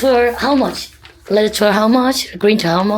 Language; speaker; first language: English; non-native, learner; Korean